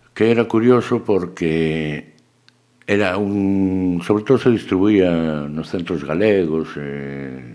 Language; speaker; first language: Galician; early bilingual, other home language; Spanish